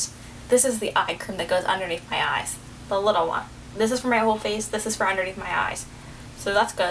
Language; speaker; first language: English; native; English